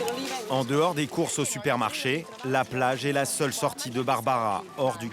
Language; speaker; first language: French; native; French